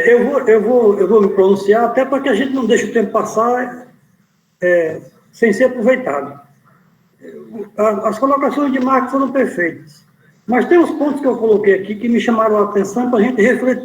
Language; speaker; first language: Portuguese; native; Portuguese